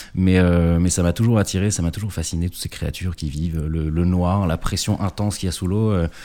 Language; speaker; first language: French; native; French